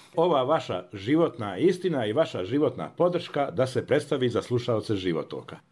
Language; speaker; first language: Serbian; native; Serbian